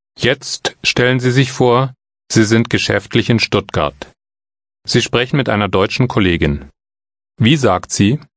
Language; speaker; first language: German; native; German